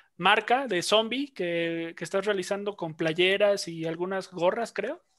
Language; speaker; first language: Spanish; native; Spanish